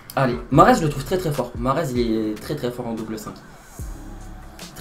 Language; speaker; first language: French; native; French